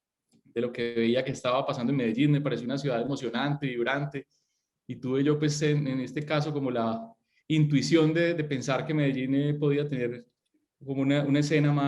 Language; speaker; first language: Spanish; native; Spanish